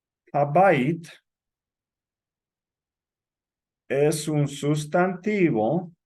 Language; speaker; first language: Spanish; non-native, fluent; English